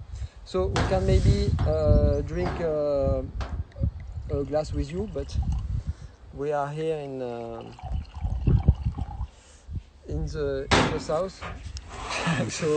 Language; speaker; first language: English; non-native, learner; French